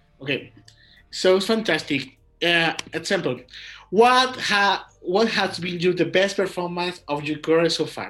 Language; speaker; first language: English; non-native, learner; Spanish